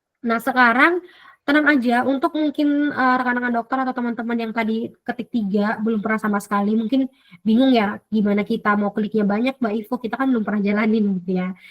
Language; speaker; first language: Indonesian; native; Indonesian